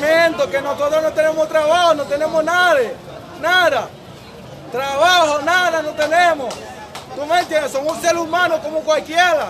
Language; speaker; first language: Spanish; non-native, learner; Haitian Creole